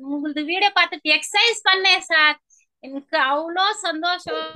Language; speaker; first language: Tamil; non-native, fluent; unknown